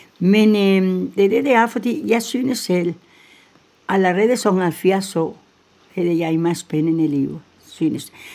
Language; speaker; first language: Danish; non-native, fluent; Spanish